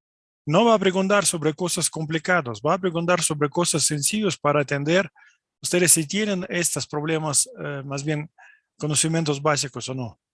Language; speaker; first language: Spanish; non-native, fluent; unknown